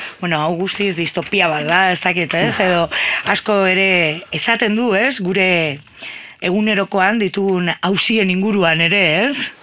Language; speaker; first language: Basque; native; Basque